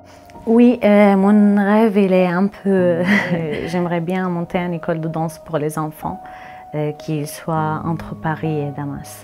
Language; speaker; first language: French; non-native, fluent; Arabic